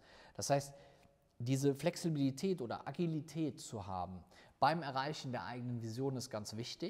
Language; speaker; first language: German; native; German